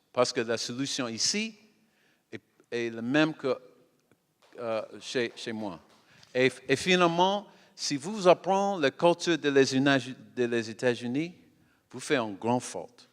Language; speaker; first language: French; non-native, learner; English